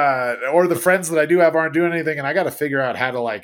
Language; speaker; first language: English; native; English